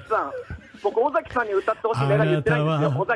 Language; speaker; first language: Japanese; native; Japanese